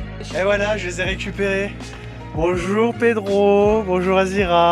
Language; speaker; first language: French; native; French